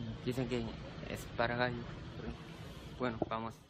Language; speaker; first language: Spanish; non-native, fluent; Korean